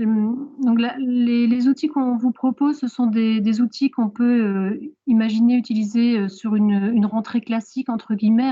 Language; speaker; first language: French; native; French